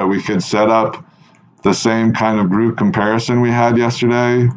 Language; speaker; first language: English; native; English